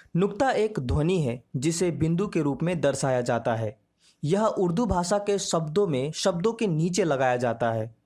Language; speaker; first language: Hindi; native; Hindi